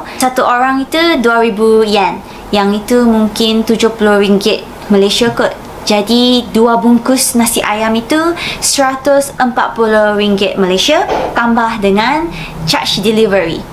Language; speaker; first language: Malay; non-native, fluent; Japanese